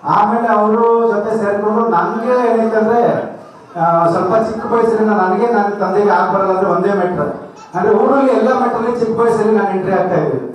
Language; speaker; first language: Kannada; non-native, local second language; Telugu